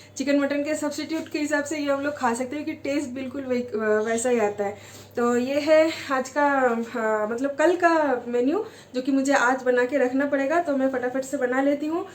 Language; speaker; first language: Hindi; non-native, local second language; Bangla